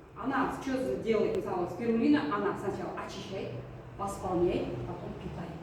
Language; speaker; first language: Russian; non-native, local second language; Kazakh